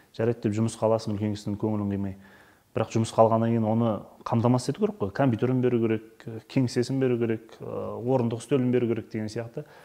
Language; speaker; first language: Kazakh; native; Kazakh